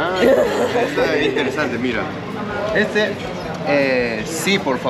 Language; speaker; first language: Spanish; non-native, fluent; Japanese